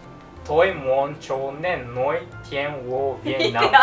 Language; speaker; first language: Vietnamese; non-native, learner; Japanese